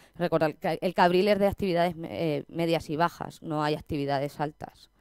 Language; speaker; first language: Spanish; native; Spanish